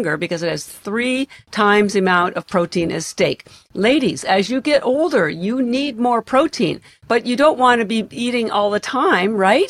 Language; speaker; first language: English; native; English